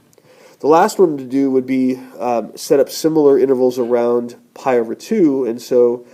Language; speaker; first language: English; native; English